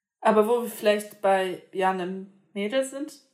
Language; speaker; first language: German; native; German